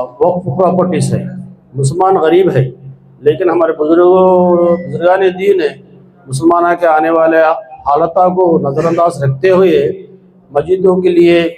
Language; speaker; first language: Urdu; native; Urdu